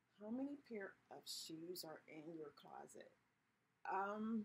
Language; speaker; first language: English; native; English